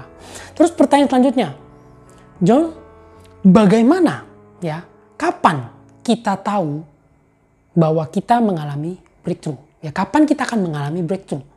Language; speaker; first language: Indonesian; native; Indonesian